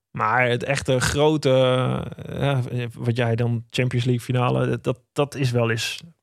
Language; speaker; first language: Dutch; native; Dutch